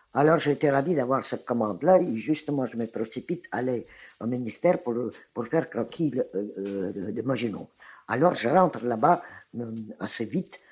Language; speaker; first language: French; non-native, fluent; Russian